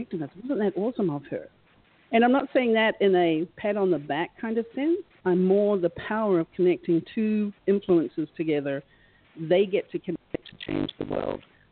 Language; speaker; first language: English; native; English